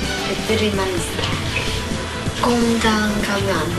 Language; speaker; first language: Korean; non-native, learner; Vietnamese